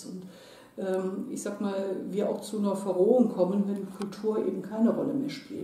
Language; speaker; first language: German; native; German